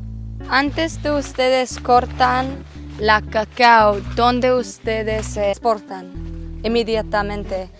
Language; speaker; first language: Spanish; non-native, learner; English